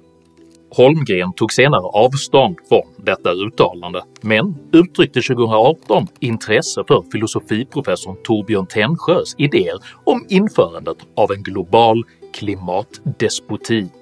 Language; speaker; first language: Swedish; native; Swedish